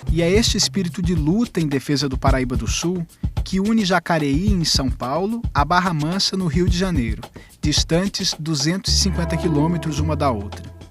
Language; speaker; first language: Portuguese; native; Portuguese